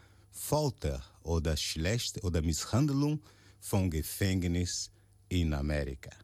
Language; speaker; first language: German; non-native, learner; Portuguese